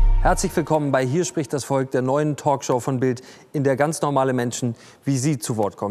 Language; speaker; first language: German; native; German